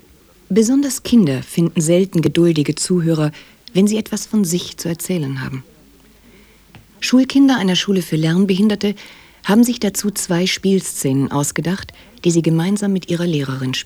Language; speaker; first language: German; native; German